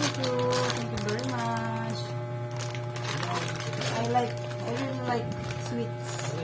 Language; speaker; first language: English; non-native, local second language; Filipino